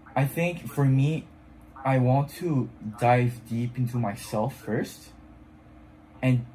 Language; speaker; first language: English; non-native, fluent; French